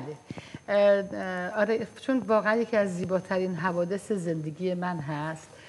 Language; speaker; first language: Persian; non-native, fluent; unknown